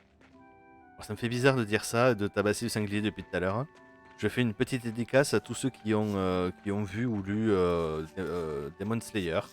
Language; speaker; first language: French; native; French